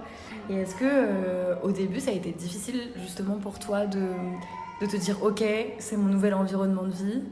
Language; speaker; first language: French; native; French